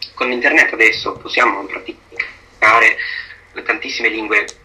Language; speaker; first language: Italian; non-native, fluent; English